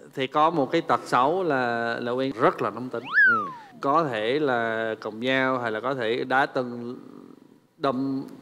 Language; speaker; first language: Vietnamese; non-native, fluent; English